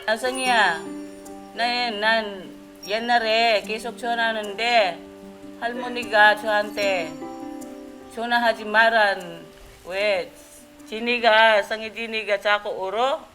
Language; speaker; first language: Korean; non-native, learner; Filipino